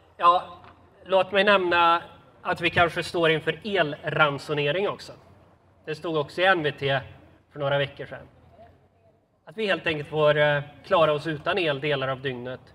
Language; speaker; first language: Swedish; native; Swedish